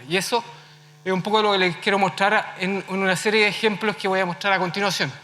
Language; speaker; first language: Spanish; native; Spanish